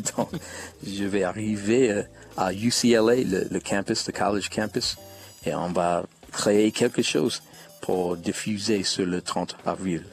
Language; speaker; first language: French; non-native, learner; English